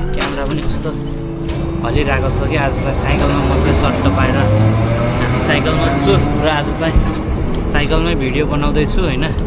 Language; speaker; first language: Nepali; native; Nepali